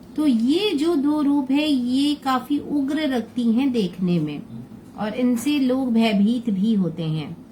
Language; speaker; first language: Hindi; non-native, local second language; Bangla